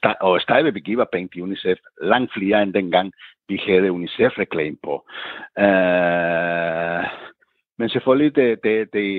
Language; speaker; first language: Danish; non-native, fluent; Catalan